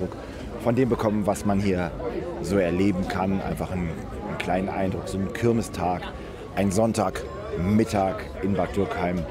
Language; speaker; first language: German; native; German